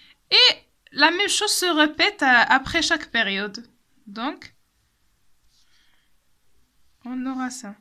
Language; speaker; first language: French; non-native, local second language; Arabic